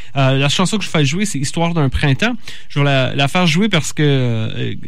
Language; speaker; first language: French; native; French